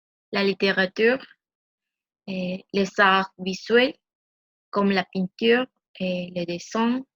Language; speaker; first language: French; non-native, learner; Spanish